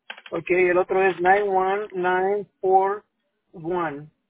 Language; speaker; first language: Spanish; native; Spanish